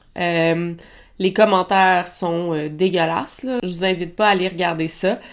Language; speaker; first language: French; native; French